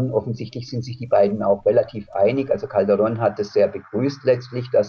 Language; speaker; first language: German; native; German